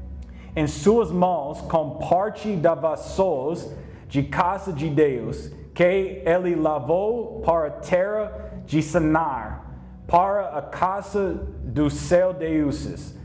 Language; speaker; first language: Portuguese; non-native, learner; English